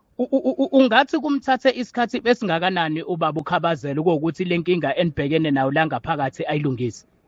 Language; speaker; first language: Zulu; native; Zulu